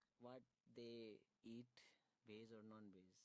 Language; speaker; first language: English; non-native, learner; Nepali